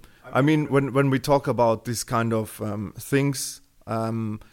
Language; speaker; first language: English; non-native, fluent; German